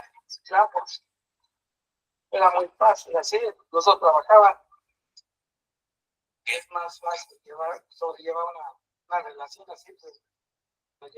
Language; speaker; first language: Spanish; native; Spanish